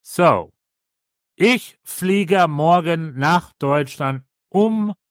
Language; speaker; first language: German; non-native, learner; English